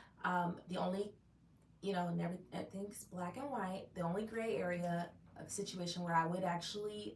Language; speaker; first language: English; native; English